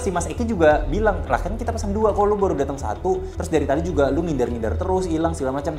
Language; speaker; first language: Indonesian; native; Indonesian